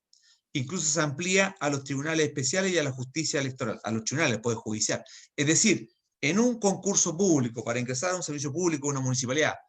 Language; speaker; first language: Spanish; native; Spanish